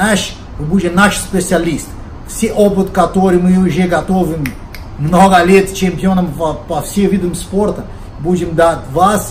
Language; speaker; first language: Russian; non-native, learner; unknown